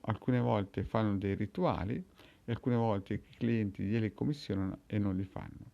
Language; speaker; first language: Italian; native; Italian